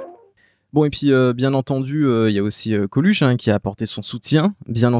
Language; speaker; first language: French; native; French